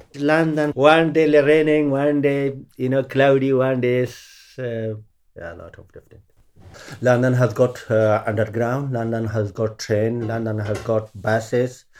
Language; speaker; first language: English; non-native, learner; Persian